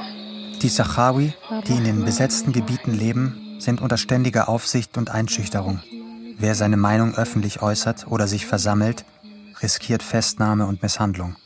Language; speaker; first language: German; native; German